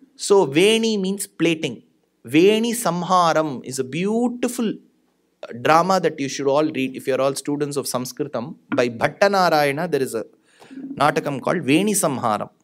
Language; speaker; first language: English; non-native, local second language; Tamil